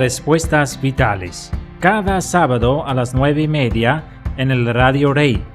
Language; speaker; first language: Spanish; native; Spanish